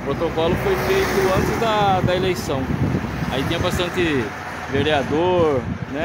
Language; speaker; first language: Portuguese; native; Portuguese